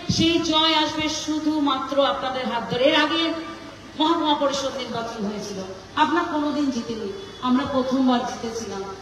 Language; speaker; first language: Bangla; non-native, local second language; Nepali